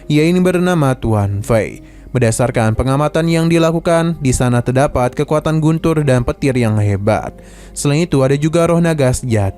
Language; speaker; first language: Indonesian; native; Indonesian